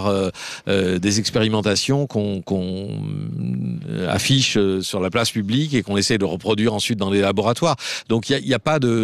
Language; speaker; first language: French; native; French